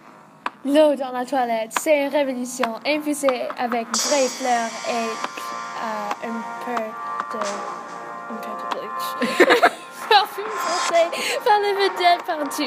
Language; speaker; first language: French; non-native, learner; English